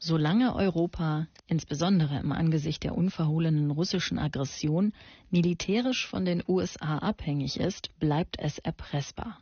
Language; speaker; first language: German; native; German